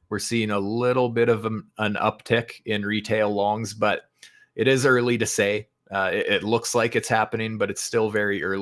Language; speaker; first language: English; native; English